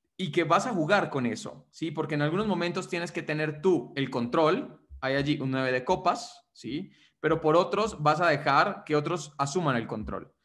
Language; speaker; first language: Spanish; native; Spanish